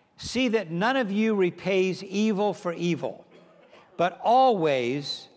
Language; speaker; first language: English; native; English